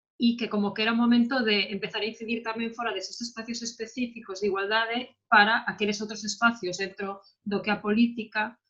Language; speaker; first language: Galician; non-native, local second language; Spanish